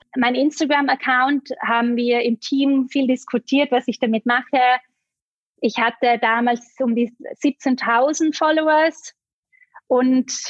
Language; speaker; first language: German; native; German